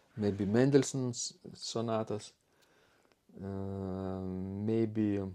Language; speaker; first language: English; non-native, fluent; Lithuanian